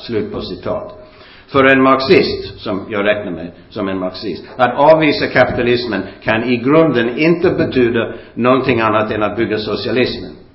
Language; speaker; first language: Swedish; non-native, fluent; English